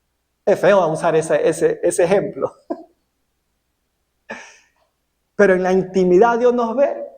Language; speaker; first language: Spanish; native; Spanish